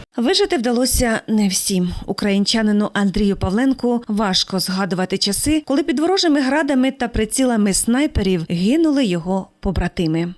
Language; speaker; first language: Ukrainian; native; Ukrainian